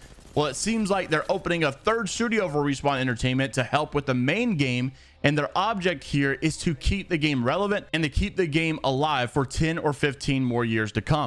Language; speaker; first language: English; native; English